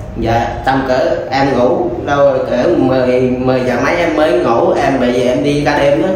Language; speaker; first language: Vietnamese; non-native, local second language; Khmer